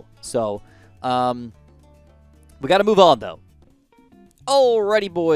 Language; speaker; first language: English; native; English